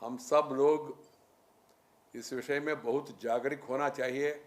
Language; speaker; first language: Hindi; non-native, local second language; Telugu